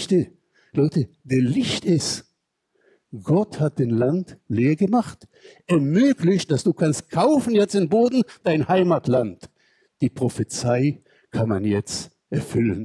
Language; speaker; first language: German; non-native, fluent; Hebrew